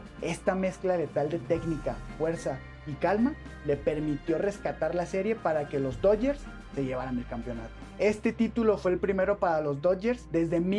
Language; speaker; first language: Spanish; native; Spanish